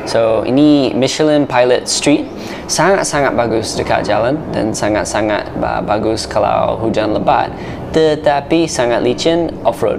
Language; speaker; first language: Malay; non-native, fluent; English